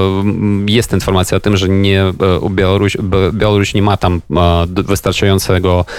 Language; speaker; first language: Polish; non-native, fluent; Ukrainian